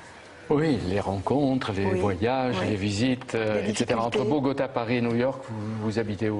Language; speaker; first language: French; native; French